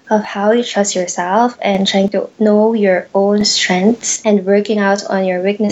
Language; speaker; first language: English; non-native, local second language; Pampanga